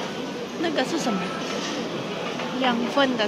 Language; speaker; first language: Chinese; non-native, fluent; Filipino